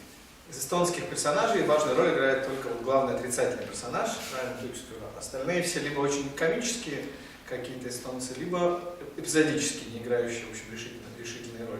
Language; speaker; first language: Russian; native; Russian